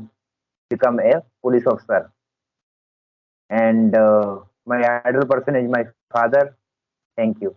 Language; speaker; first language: English; non-native, learner; Hindi